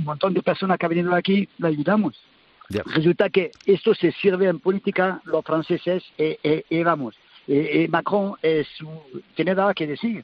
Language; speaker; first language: Spanish; non-native, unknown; French